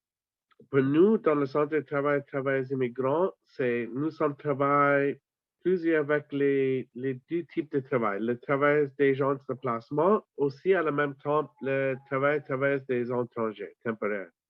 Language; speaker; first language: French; non-native, learner; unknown